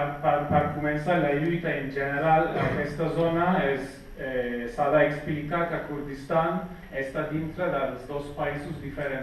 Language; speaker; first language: Catalan; non-native, fluent; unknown